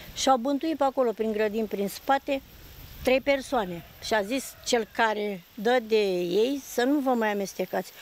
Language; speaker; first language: Romanian; native; Romanian